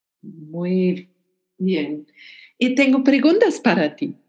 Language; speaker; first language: Spanish; non-native, learner; German